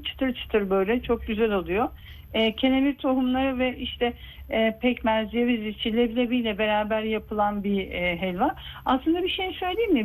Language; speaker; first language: Turkish; native; Turkish